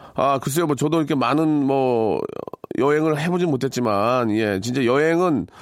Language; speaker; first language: Korean; native; Korean